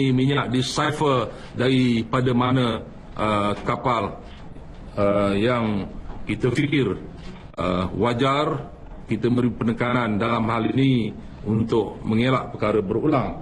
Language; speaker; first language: Malay; native; Malay